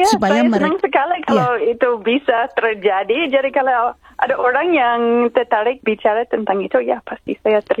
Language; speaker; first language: Indonesian; non-native, fluent; English